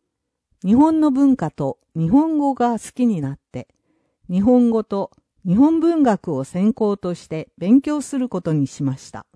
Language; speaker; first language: Japanese; non-native, fluent; English